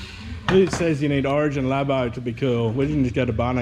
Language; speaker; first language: English; native; English